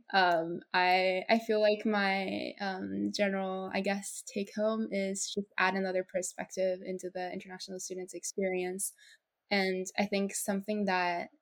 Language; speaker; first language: English; non-native, fluent; Japanese